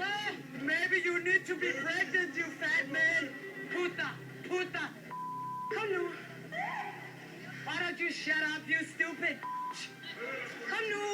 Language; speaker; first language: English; non-native, learner; Danish